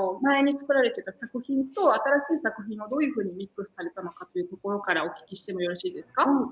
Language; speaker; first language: Japanese; native; Japanese